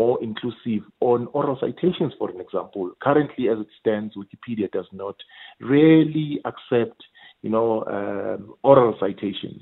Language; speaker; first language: English; non-native, local second language; Swati